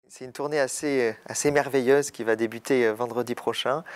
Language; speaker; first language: French; native; French